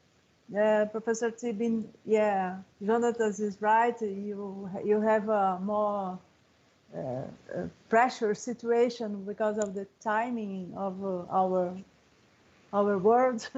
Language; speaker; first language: English; non-native, learner; Portuguese